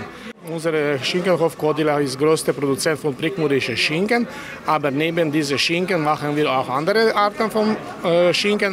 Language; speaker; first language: German; non-native, fluent; Slovenian